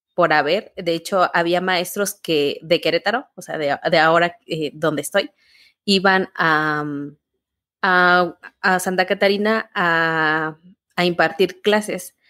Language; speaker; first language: Spanish; native; Spanish